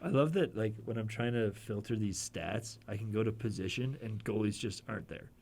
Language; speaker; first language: English; native; English